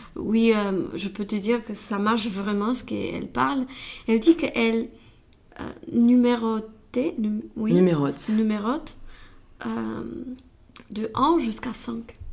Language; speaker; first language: French; non-native, learner; Romanian